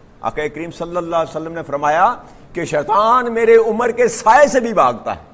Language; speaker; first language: Urdu; non-native, local second language; Punjabi